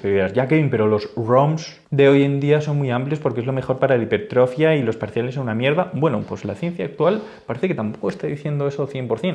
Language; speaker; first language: Spanish; native; Spanish